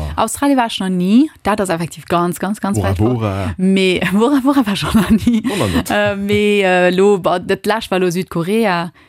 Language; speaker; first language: Luxembourgish; early bilingual, other home language; Italian